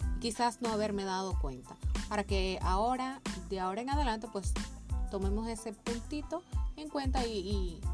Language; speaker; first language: Spanish; native; Spanish